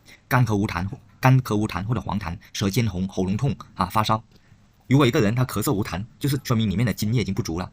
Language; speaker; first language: Chinese; native; Chinese